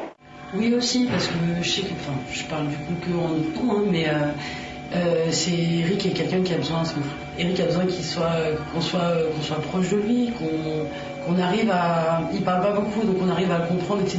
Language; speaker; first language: French; native; French